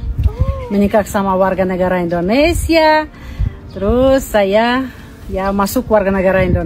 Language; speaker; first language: Indonesian; non-native, learner; Russian